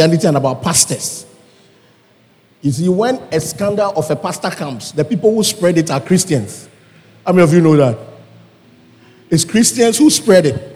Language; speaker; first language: English; non-native, local second language; Akan